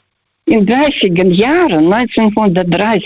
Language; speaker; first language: German; non-native, fluent; Russian